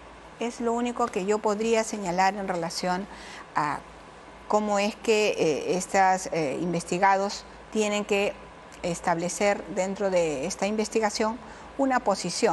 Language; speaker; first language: Spanish; native; Spanish